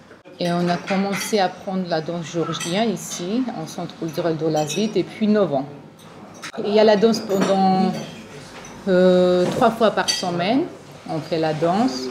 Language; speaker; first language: French; non-native, fluent; Georgian